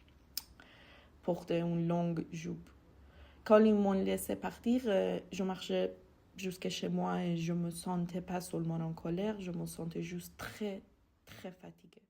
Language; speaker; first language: French; non-native, fluent; Persian